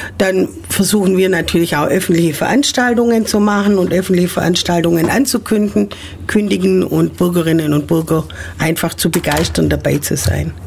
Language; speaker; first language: German; native; German